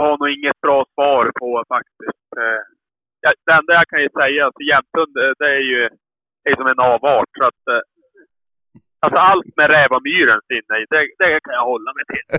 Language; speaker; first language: Swedish; native; Swedish